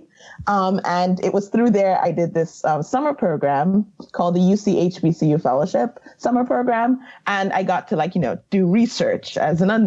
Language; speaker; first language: English; non-native, local second language; Yoruba